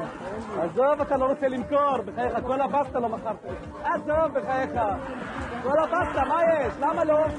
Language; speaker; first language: Hebrew; native; Hebrew